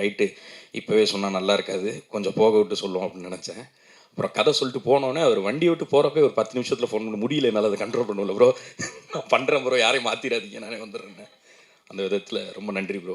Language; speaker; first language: Tamil; native; Tamil